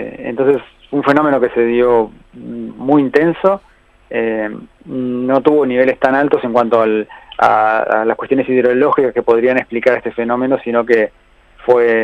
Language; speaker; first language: Spanish; native; Spanish